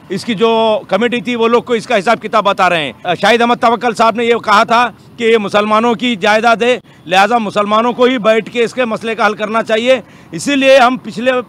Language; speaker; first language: Urdu; native; Urdu